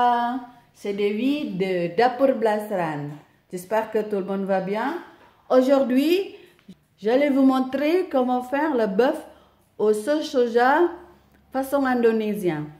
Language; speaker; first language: French; non-native, fluent; Indonesian